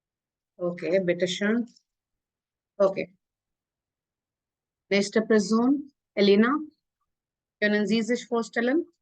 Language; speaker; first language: German; non-native, fluent; Hindi